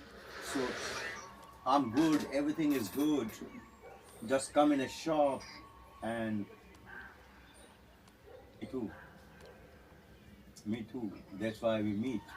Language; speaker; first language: English; non-native, learner; Hindi